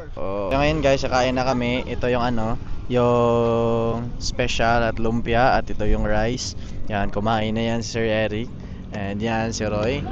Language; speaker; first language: Filipino; non-native, local second language; Cebuano